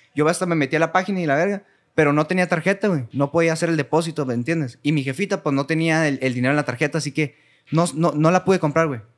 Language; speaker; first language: Spanish; native; Spanish